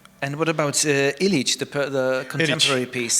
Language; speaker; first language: English; non-native, fluent; Polish